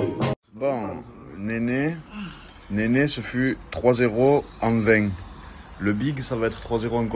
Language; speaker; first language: French; native; French